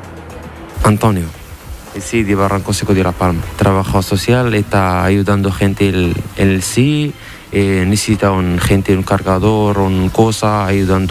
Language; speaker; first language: Spanish; non-native, learner; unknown